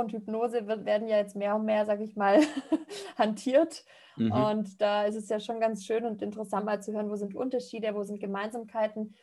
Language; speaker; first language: German; native; German